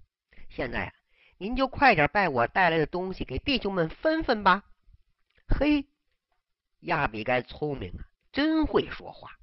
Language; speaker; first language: Chinese; native; Chinese